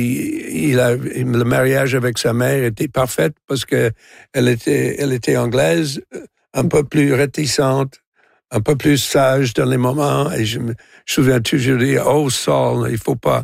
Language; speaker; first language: French; non-native, local second language; English